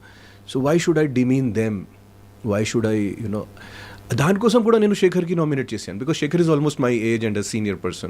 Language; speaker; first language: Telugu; non-native, fluent; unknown